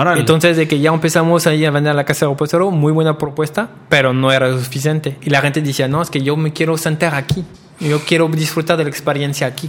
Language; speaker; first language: Spanish; non-native, fluent; French